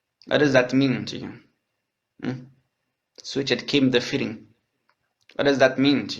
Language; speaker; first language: English; non-native, learner; French